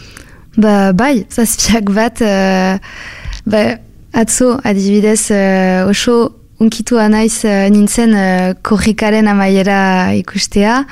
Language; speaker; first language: Basque; non-native, local second language; French